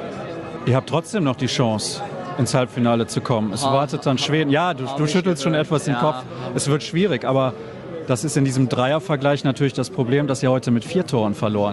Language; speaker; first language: German; native; German